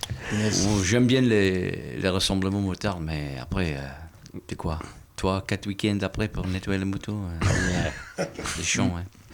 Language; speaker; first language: French; non-native, fluent; English